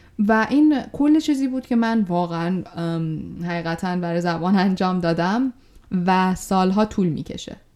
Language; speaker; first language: Persian; native; Persian